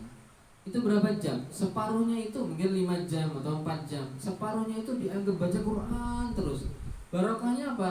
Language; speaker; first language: Indonesian; non-native, local second language; Javanese